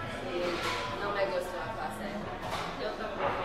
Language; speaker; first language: Spanish; non-native, learner; English